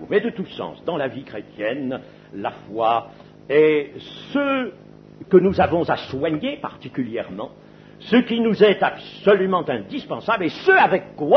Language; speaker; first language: French; native; French